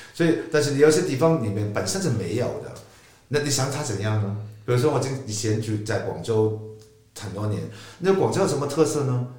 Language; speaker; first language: Chinese; non-native, local second language; Cantonese